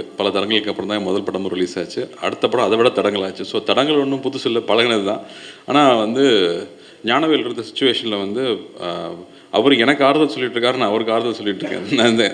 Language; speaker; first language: Tamil; native; Tamil